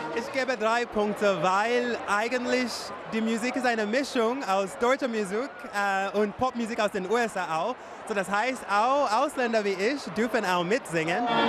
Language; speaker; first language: German; non-native, fluent; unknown